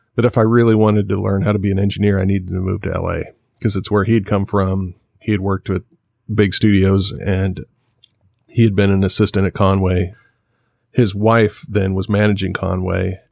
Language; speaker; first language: English; native; English